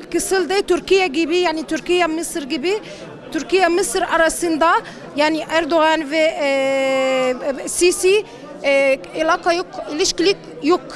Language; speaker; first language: Turkish; non-native, learner; Arabic